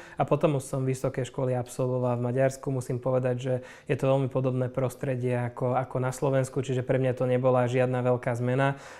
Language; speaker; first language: Slovak; non-native, local second language; Hungarian